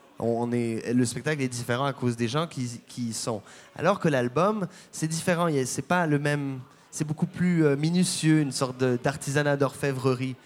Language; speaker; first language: French; native; French